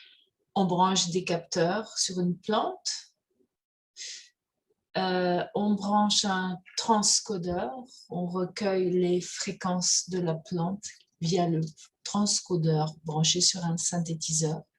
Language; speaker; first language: French; native; French